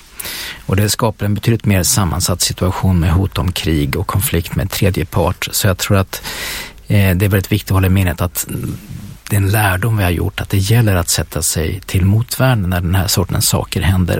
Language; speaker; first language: Swedish; native; Swedish